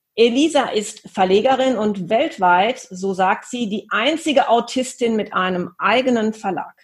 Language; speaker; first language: German; native; German